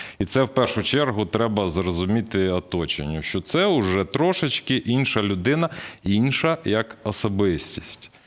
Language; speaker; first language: Ukrainian; native; Ukrainian